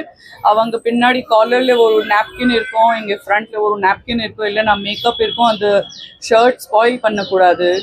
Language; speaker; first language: Tamil; non-native, local second language; Gujarati